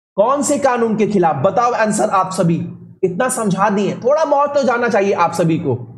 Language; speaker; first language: Hindi; native; Hindi